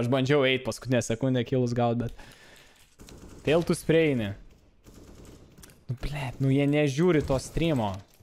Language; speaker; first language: Lithuanian; native; Lithuanian